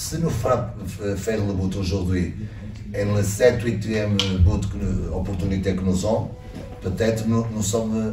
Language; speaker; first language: French; non-native, learner; Portuguese